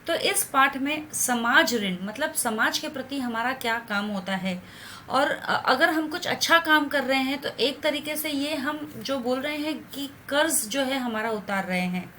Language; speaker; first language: Hindi; non-native, local second language; Marathi